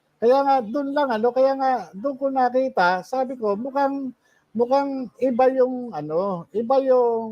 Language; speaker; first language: Filipino; native; Filipino